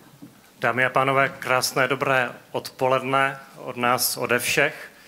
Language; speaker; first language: Czech; native; Czech